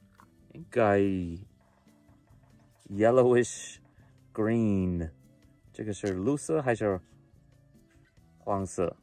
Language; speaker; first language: Chinese; non-native, fluent; English